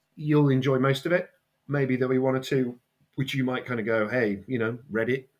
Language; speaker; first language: English; native; English